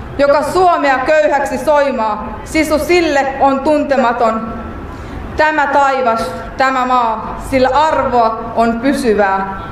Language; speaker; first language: Finnish; native; Finnish